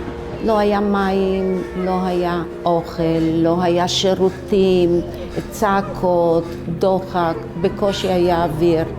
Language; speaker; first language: Hebrew; early bilingual, other home language; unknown